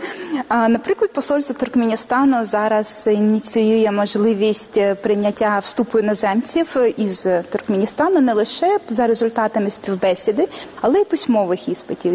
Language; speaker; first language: Ukrainian; native; Ukrainian